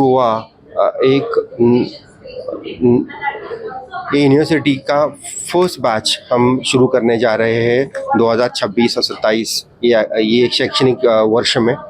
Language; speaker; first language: Hindi; non-native, local second language; Marathi